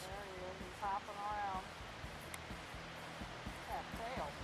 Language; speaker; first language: English; native; English